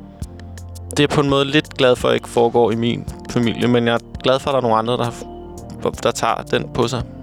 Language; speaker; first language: Danish; native; Danish